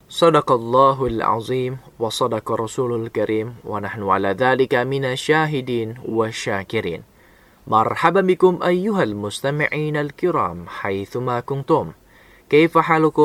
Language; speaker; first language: Arabic; non-native, fluent; Indonesian